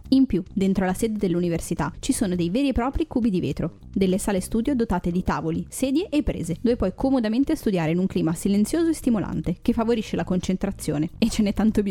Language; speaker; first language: Italian; native; Italian